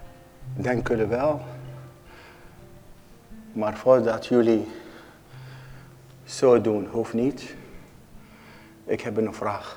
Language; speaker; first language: Dutch; non-native, learner; Arabic